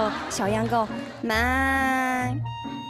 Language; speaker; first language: Chinese; non-native, local second language; Mongolian